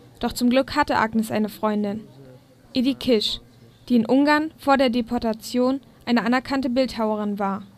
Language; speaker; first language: German; native; German